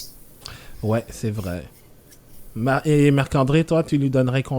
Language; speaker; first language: French; native; French